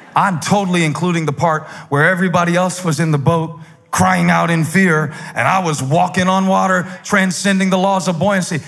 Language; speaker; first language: English; native; English